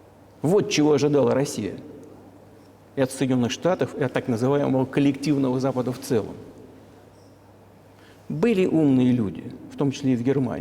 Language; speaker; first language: Russian; native; Russian